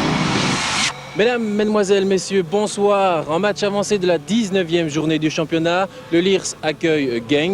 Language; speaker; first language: French; native; French